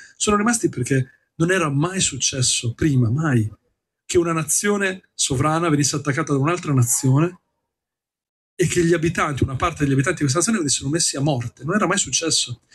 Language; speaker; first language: Italian; native; Italian